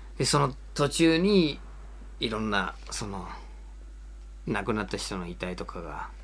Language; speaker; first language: Japanese; non-native, fluent; English